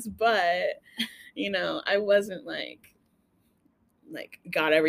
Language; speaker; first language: English; native; English